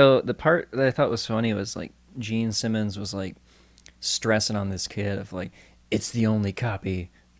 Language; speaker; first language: English; native; English